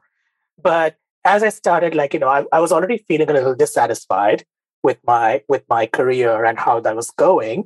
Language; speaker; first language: English; non-native, local second language; Bangla